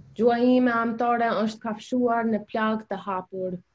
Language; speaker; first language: Albanian; early bilingual, heritage; Albanian